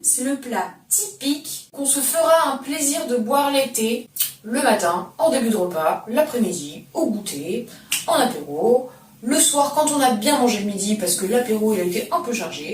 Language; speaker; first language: French; native; French